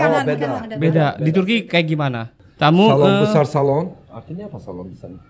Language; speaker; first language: Indonesian; non-native, learner; Turkish